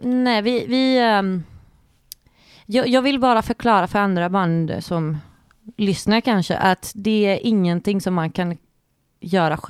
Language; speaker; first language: Swedish; non-native, fluent; Greek